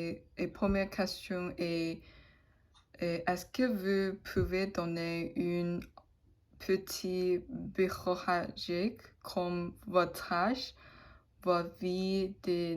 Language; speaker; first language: French; non-native, learner; Chinese